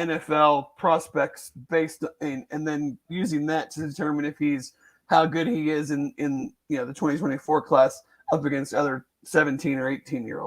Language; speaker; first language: English; native; English